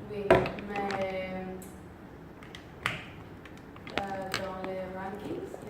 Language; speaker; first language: French; non-native, learner; Spanish